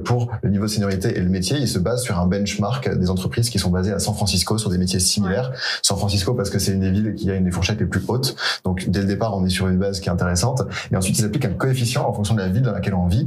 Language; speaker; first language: French; native; French